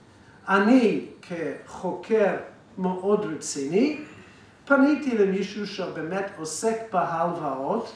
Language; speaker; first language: Hebrew; non-native, fluent; English